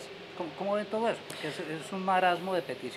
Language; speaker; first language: Spanish; native; Spanish